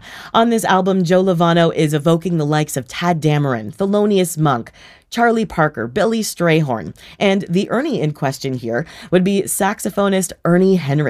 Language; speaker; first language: English; native; English